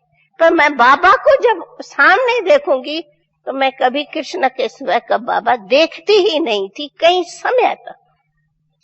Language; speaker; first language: Hindi; non-native, local second language; Sindhi